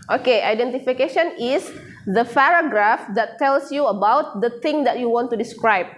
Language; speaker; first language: English; non-native, fluent; Indonesian